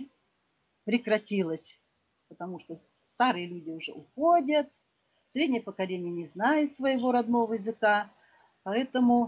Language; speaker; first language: Russian; non-native, local second language; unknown